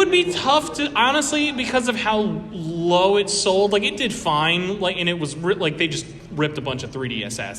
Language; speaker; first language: English; native; English